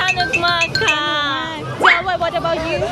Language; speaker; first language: English; non-native, learner; Thai